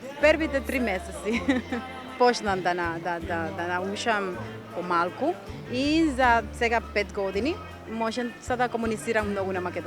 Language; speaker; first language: Macedonian; non-native, learner; Spanish